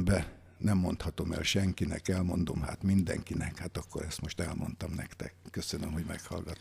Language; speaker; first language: Hungarian; native; Hungarian